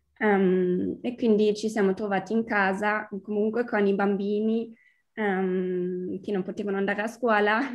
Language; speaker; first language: Italian; non-native, fluent; German